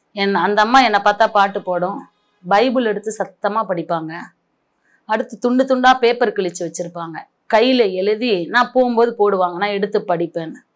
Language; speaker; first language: Tamil; non-native, local second language; Marathi